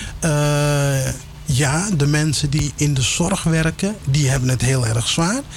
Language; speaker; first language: Dutch; early bilingual, other home language; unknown